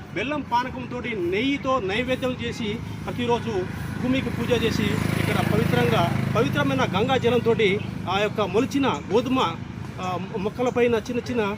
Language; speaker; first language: Telugu; non-native, local second language; Lambadi